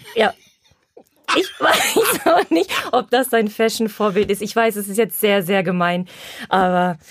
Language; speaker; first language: German; early bilingual, heritage; Polish